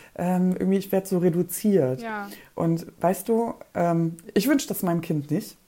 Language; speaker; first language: German; early bilingual, other home language; Polish